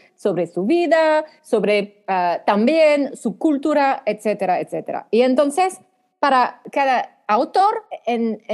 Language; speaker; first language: Spanish; non-native, fluent; French